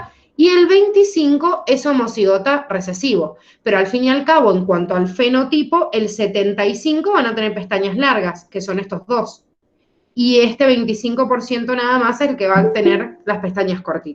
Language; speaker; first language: Spanish; native; Spanish